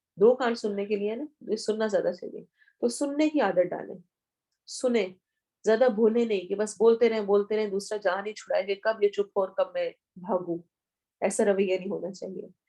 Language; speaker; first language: Urdu; native; Urdu